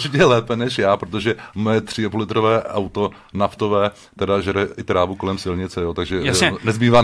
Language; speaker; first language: Czech; native; Czech